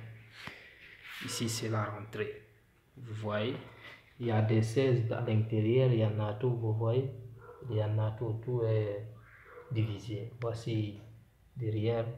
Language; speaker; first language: French; non-native, local second language; Fula